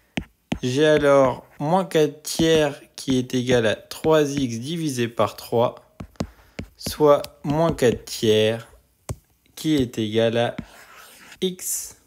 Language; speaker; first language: French; native; French